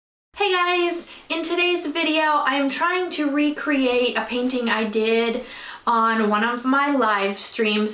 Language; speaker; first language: English; native; English